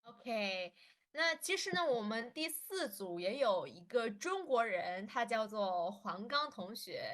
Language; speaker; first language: Chinese; non-native, local second language; Indonesian